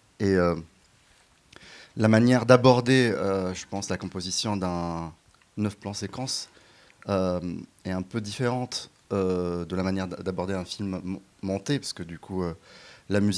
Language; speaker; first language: French; non-native, local second language; Arabic